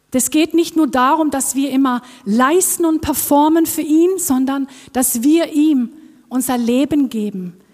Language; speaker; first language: German; non-native, fluent; Norwegian